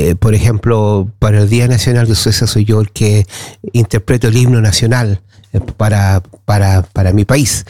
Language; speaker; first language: Spanish; native; Spanish